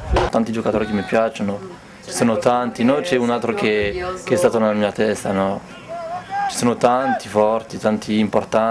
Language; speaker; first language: Italian; non-native, fluent; French